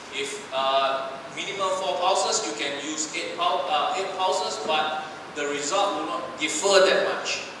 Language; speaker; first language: English; non-native, local second language; Chinese